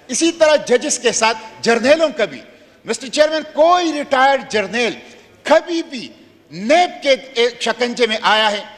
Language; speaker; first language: Urdu; non-native, local second language; Pashto